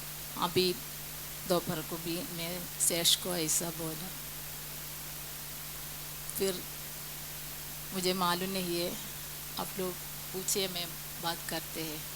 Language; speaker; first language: Hindi; non-native, local second language; Malayalam